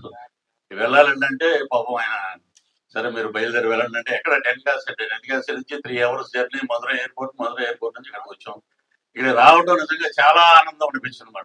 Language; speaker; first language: Telugu; native; Telugu